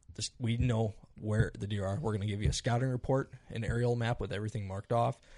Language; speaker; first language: English; native; English